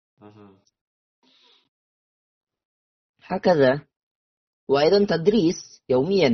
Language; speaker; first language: Arabic; non-native, learner; Indonesian